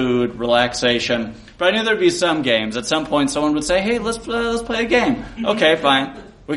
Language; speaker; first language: English; native; English